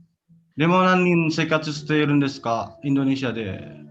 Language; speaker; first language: Japanese; non-native, learner; Indonesian